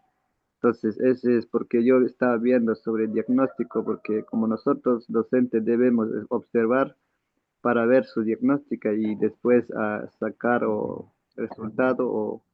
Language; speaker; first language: Spanish; non-native, local second language; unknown